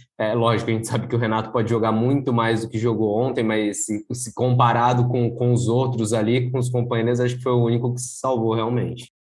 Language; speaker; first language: Portuguese; native; Portuguese